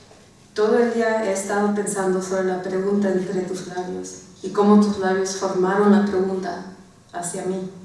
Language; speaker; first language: Spanish; early bilingual, heritage; Spanish